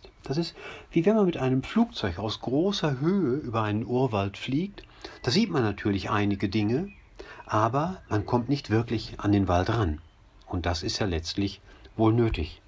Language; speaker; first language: German; native; German